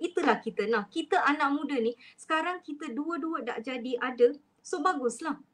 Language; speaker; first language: Malay; non-native, local second language; Tamil